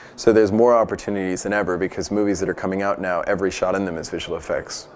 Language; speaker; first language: English; native; English